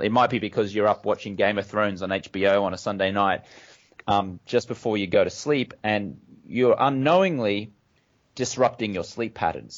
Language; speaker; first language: English; native; English